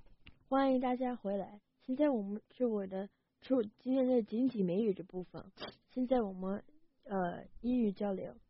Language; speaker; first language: Chinese; early bilingual, heritage; Chinese